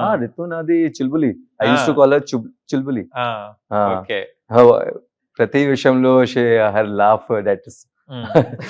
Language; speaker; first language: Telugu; non-native, learner; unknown